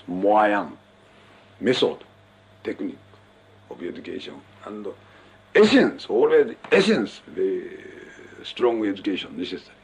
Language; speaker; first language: English; non-native, learner; Japanese